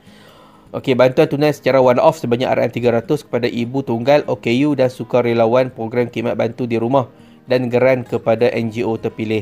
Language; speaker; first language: Malay; native; Malay